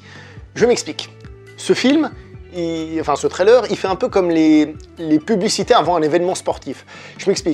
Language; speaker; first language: French; native; French